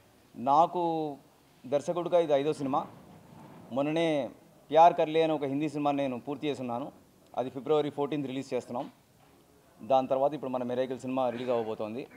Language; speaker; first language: Telugu; native; Telugu